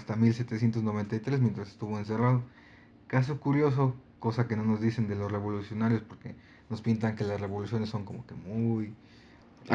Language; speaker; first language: Spanish; native; Spanish